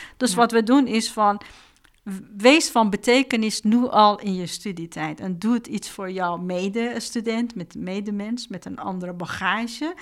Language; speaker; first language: Dutch; non-native, fluent; Persian